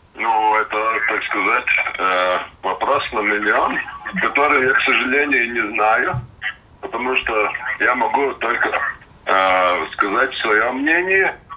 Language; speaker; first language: Russian; non-native, local second language; Latvian